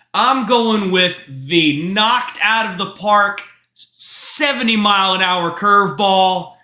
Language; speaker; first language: English; native; English